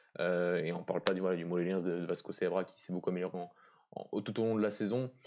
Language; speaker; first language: French; native; French